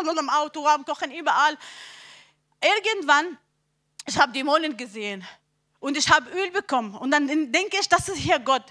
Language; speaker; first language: German; non-native, learner; Arabic